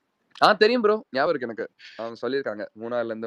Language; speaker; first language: Tamil; native; Tamil